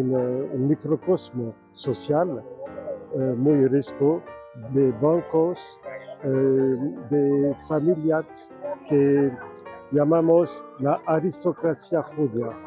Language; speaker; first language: Spanish; non-native, fluent; French